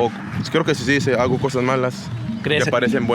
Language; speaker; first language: Spanish; native; Spanish